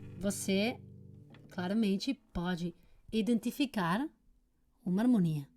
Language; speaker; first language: Portuguese; non-native, learner; Spanish